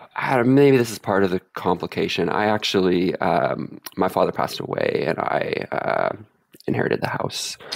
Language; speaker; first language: English; native; English